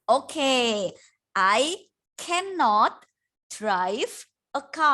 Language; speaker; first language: English; non-native, fluent; Indonesian